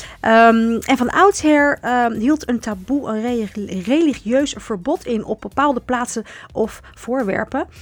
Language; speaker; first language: Dutch; native; Dutch